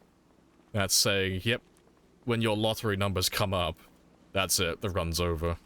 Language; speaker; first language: English; native; English